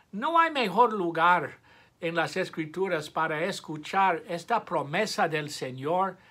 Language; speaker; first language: Spanish; non-native, fluent; English